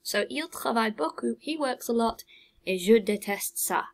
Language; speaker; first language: French; non-native, fluent; English